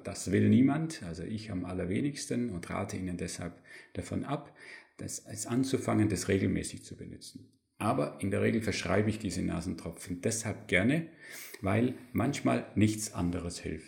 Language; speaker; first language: German; native; German